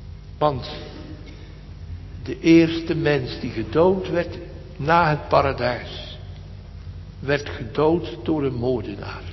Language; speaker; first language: Dutch; native; Dutch